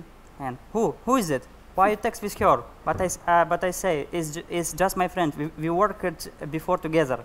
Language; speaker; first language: English; non-native, learner; Russian